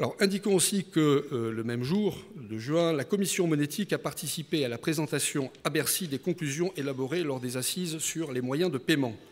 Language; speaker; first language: French; native; French